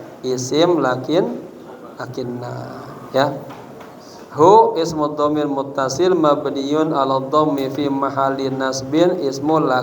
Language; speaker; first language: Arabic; non-native, fluent; Indonesian